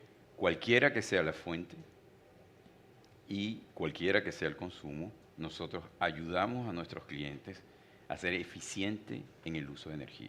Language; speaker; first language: Spanish; native; Spanish